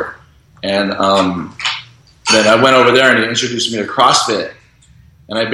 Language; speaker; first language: English; native; English